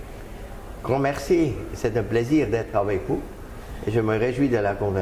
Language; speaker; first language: French; non-native, fluent; German